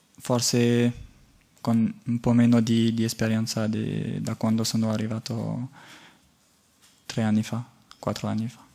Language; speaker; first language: Italian; non-native, fluent; French